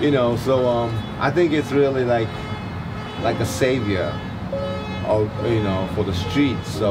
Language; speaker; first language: English; non-native, fluent; Japanese